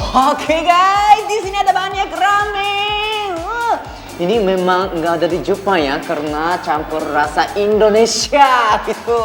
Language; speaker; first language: Indonesian; non-native, fluent; Japanese